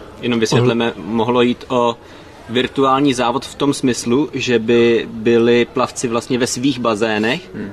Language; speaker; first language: Czech; native; Czech